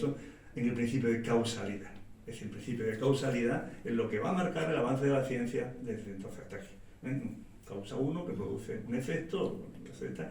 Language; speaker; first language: Spanish; native; Spanish